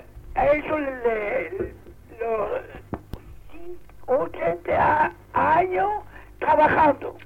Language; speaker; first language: Spanish; non-native, local second language; Catalan